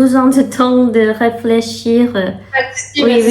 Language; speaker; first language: French; non-native, fluent; Korean